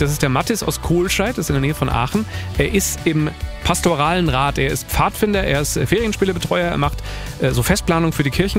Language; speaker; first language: German; native; German